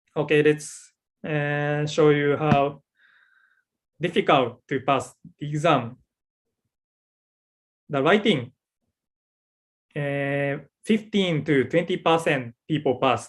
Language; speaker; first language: English; non-native, learner; Japanese